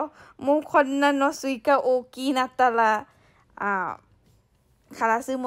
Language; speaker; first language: Japanese; non-native, learner; Thai